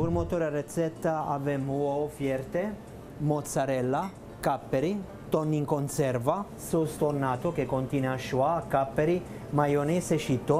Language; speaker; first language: Romanian; non-native, fluent; Italian